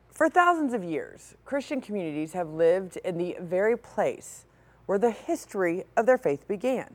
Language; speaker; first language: English; native; English